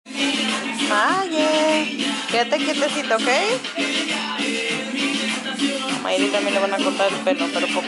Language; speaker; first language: Spanish; early bilingual, heritage; Spanish